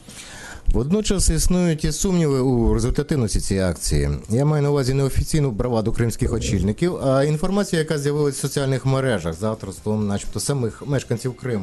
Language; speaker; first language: Ukrainian; native; Ukrainian